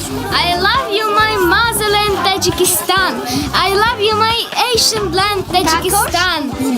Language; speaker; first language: English; non-native, learner; Tajik